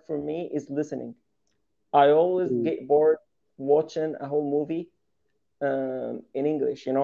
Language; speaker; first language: English; non-native, fluent; Arabic